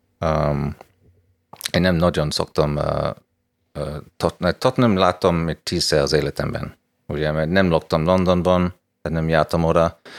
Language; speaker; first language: Hungarian; non-native, fluent; English